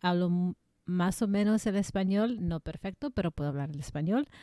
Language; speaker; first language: Spanish; early bilingual, heritage; Spanish